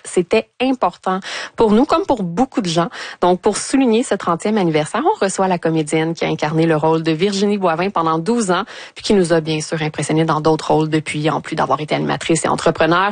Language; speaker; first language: French; native; French